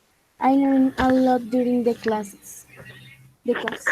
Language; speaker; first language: English; non-native, learner; Spanish